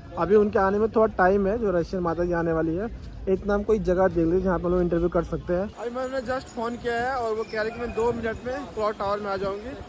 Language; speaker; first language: Hindi; native; Hindi